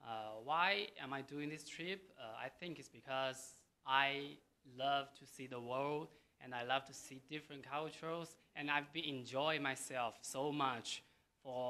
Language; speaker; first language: English; non-native, learner; Chinese